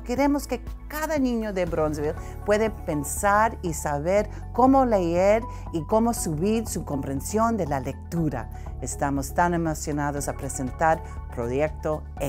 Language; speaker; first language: Spanish; early bilingual, heritage; Spanish